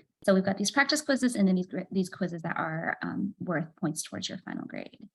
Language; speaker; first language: English; native; English